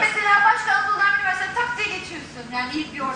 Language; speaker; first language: Turkish; native; Turkish